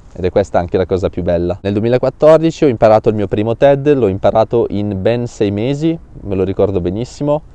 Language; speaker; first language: Italian; early bilingual, other home language; Russian